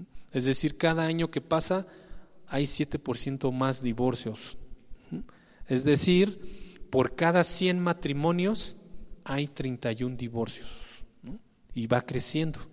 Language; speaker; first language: Spanish; native; Spanish